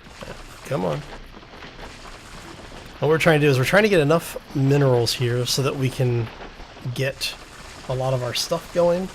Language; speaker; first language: English; native; English